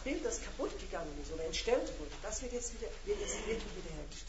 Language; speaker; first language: German; native; German